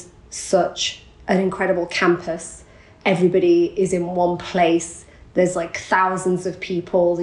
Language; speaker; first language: English; native; English